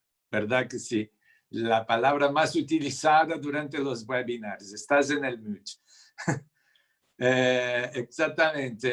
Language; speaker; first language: Spanish; non-native, fluent; Portuguese